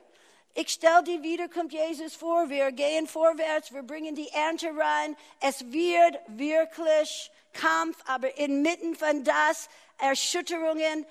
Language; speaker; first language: German; non-native, fluent; English